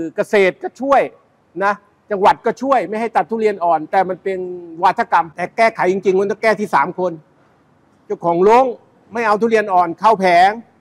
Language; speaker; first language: Thai; native; Thai